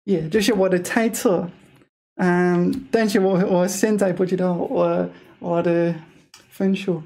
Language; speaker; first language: Chinese; non-native, fluent; English